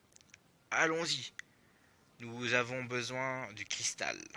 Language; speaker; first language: French; native; French